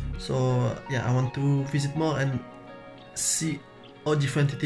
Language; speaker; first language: English; non-native, learner; French